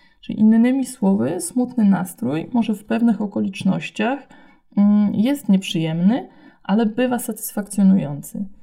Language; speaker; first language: Polish; native; Polish